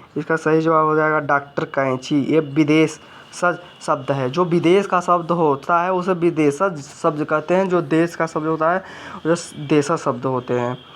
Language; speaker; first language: Hindi; native; Hindi